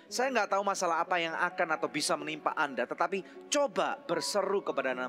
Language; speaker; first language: Indonesian; native; Indonesian